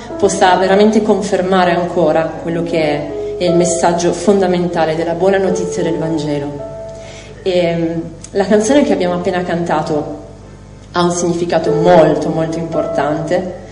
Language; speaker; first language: Italian; native; Italian